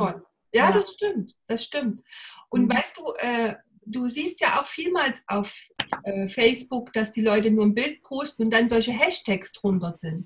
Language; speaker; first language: German; native; German